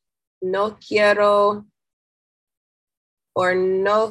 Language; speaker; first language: Spanish; non-native, learner; English